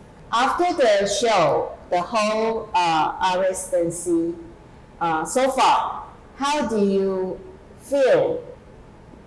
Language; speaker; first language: English; non-native, fluent; Chinese